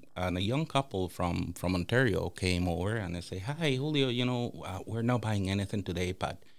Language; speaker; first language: English; non-native, fluent; Spanish